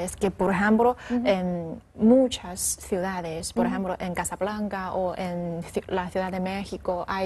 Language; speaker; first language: Spanish; non-native, learner; Chinese